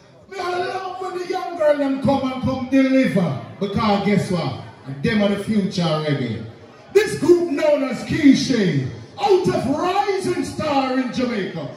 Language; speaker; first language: English; native; English